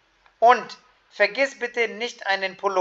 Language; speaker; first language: German; non-native, fluent; Hindi